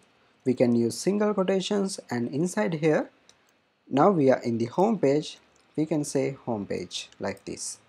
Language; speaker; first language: English; non-native, fluent; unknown